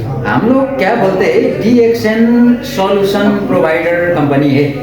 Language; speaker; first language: Hindi; non-native, local second language; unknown